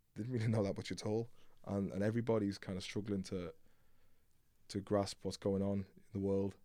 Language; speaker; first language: English; native; English